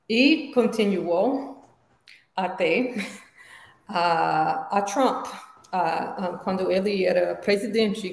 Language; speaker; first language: Portuguese; non-native, learner; English